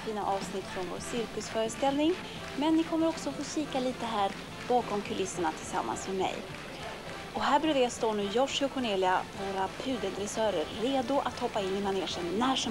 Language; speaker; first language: Swedish; native; Swedish